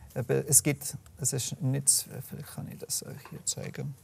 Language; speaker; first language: German; non-native, fluent; English